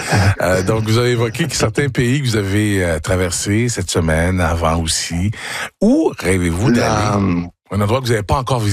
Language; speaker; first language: French; native; French